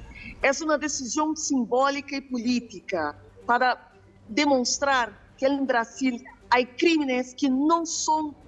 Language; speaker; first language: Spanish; non-native, fluent; Portuguese